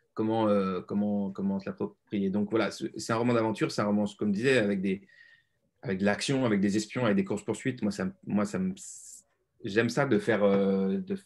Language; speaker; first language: French; native; French